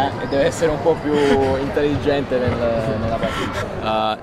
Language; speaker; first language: Italian; native; Italian